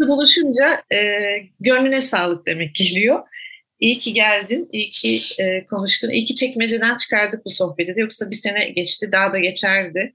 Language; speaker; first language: Turkish; native; Turkish